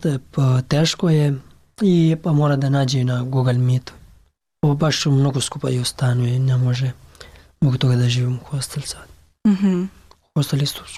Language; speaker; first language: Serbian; non-native, learner; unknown